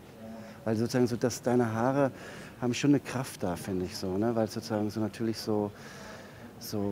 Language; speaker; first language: German; native; German